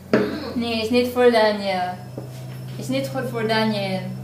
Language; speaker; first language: Dutch; non-native, learner; Filipino